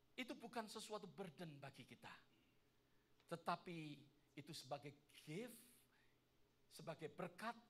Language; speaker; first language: Indonesian; native; Indonesian